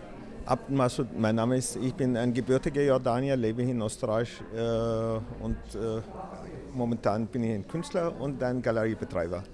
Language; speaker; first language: German; non-native, fluent; Arabic